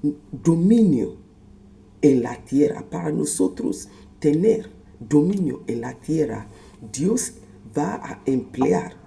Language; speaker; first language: Spanish; non-native, fluent; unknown